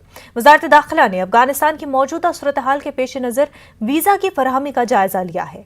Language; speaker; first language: Hindi; native; Hindi